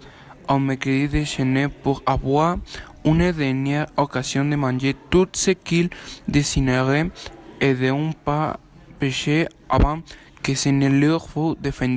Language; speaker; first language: French; non-native, learner; Spanish